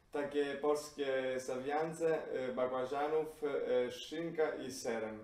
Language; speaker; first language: Polish; non-native, learner; Italian